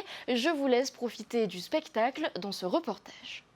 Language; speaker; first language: French; native; French